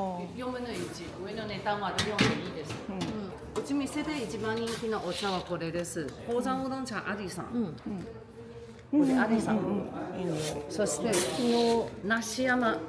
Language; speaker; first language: Japanese; native; Japanese